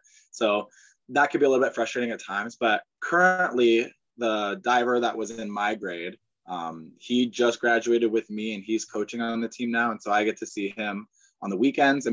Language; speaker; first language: English; native; English